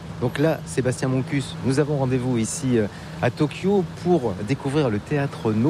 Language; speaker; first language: French; native; French